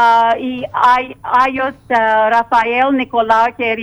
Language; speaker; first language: Greek; early bilingual, heritage; Greek